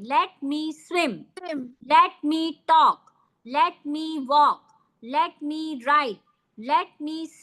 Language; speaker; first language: English; non-native, fluent; Hindi